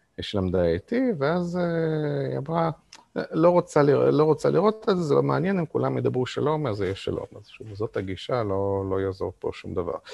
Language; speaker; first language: Hebrew; non-native, fluent; Russian